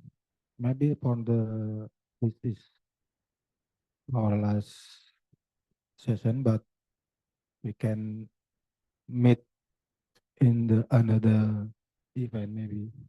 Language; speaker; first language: English; non-native, learner; Indonesian